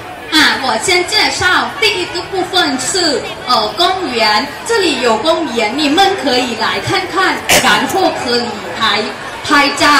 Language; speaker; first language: Chinese; non-native, learner; Thai